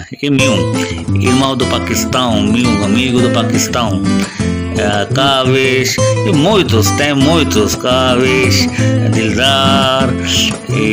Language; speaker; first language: Portuguese; non-native, learner; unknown